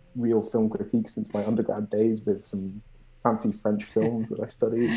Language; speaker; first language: English; native; English